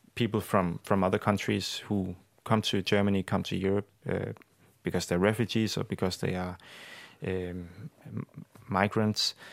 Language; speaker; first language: English; non-native, fluent; Danish